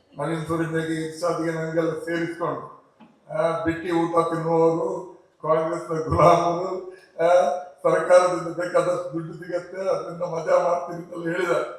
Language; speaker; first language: Kannada; non-native, local second language; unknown